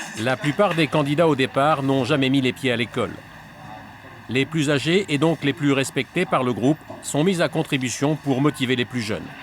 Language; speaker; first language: French; native; French